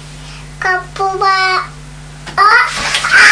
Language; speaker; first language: Japanese; native; Japanese